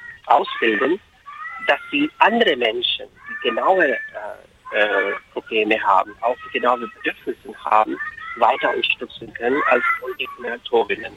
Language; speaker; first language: German; non-native, fluent; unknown